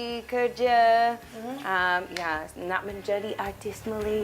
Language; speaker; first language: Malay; non-native, learner; English